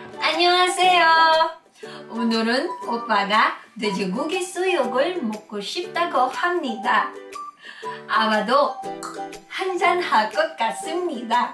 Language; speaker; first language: Korean; non-native, fluent; Cebuano